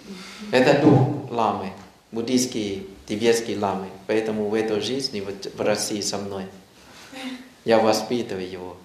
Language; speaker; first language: Russian; non-native, learner; Thai